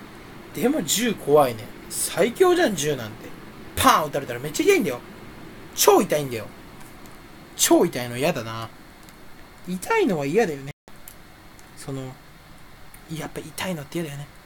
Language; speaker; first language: Japanese; native; Japanese